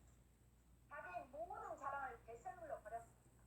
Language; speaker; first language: Korean; native; Korean